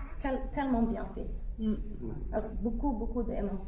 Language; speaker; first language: French; non-native, fluent; English